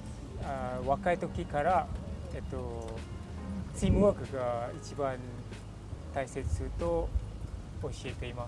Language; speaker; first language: Japanese; non-native, learner; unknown